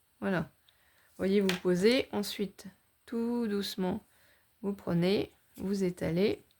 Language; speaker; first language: French; native; French